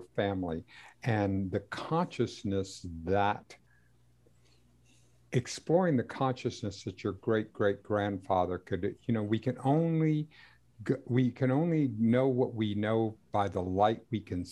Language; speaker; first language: English; non-native, fluent; Spanish